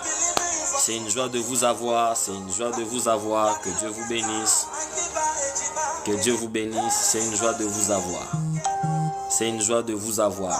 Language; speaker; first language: French; non-native, local second language; Lingala